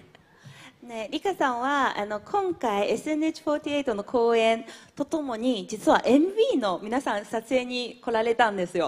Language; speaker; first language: Japanese; non-native, fluent; Chinese